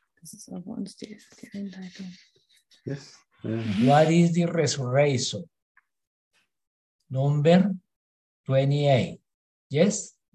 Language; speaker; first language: English; non-native, learner; Spanish